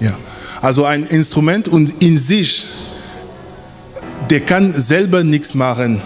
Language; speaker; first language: German; non-native, fluent; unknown